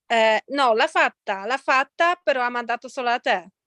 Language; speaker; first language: Italian; non-native, fluent; Polish